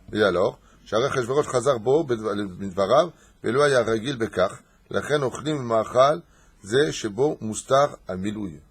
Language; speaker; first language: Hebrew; non-native, fluent; French